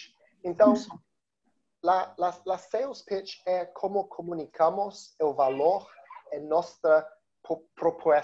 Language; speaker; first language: Spanish; non-native, learner; Portuguese